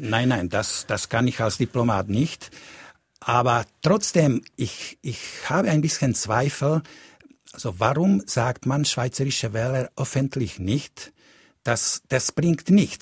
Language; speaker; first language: German; non-native, fluent; Slovak